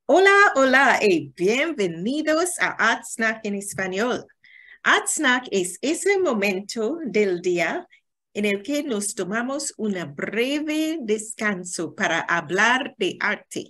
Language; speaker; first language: Spanish; non-native, learner; English